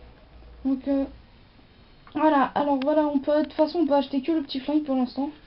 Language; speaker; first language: French; native; French